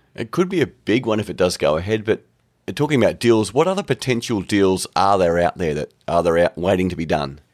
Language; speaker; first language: English; native; English